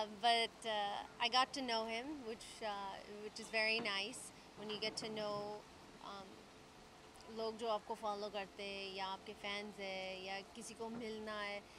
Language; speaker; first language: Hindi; early bilingual, heritage; English